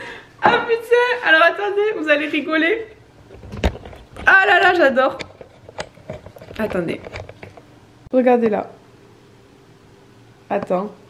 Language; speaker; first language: French; native; French